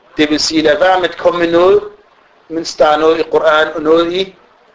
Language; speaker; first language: Danish; non-native, fluent; Arabic